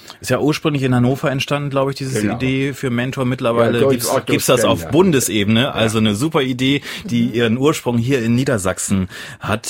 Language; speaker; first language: German; native; German